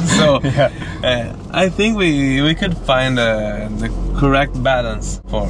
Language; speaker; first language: English; non-native, fluent; Italian